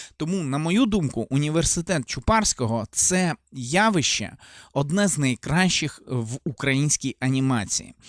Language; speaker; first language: Ukrainian; native; Ukrainian